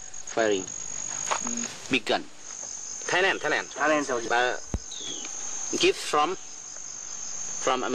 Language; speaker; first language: English; non-native, learner; Lao